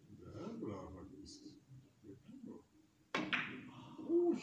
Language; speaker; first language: Swedish; non-native, fluent; Turkish